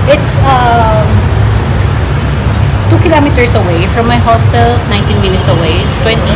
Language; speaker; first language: English; non-native, local second language; Filipino